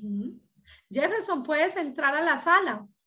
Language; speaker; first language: Spanish; native; Spanish